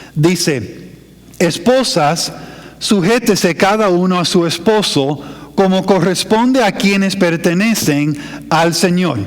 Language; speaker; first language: Spanish; non-native, fluent; English